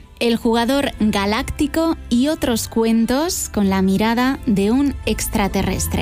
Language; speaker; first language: Spanish; native; Spanish